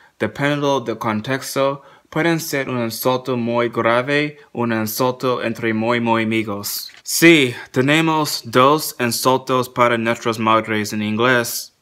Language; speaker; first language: Spanish; non-native, learner; English